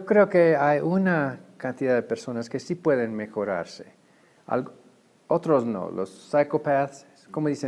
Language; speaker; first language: Spanish; non-native, fluent; English